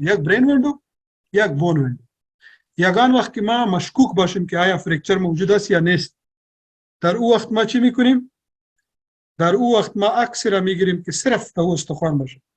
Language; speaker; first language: Persian; non-native, local second language; Pashto